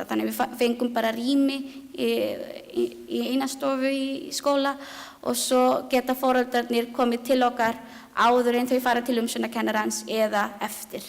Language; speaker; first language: Icelandic; non-native, learner; Filipino